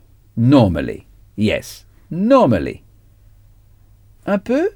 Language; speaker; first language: English; non-native, fluent; French